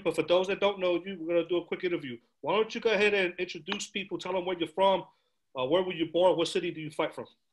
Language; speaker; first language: English; early bilingual, other home language; Spanish